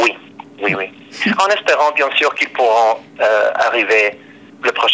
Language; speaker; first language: French; non-native, fluent; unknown